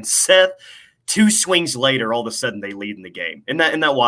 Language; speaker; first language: English; native; English